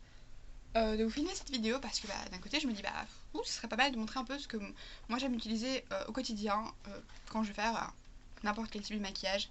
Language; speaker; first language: French; native; French